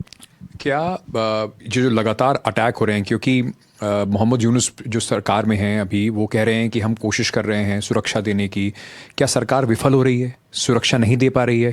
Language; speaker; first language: Hindi; native; Hindi